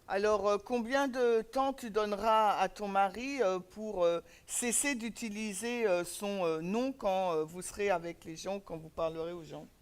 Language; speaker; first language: French; native; French